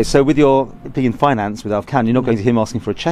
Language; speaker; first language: English; native; English